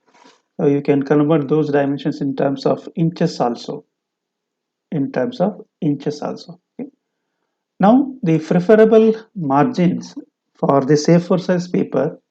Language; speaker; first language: English; non-native, local second language; Kannada